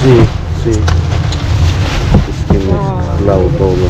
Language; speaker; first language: Spanish; non-native, learner; Filipino